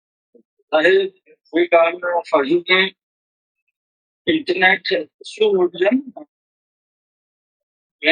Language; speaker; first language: German; non-native, learner; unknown